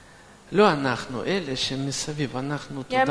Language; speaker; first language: Hebrew; non-native, fluent; Russian